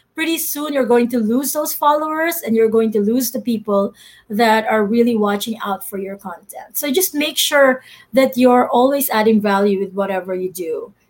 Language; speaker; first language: English; non-native, local second language; Filipino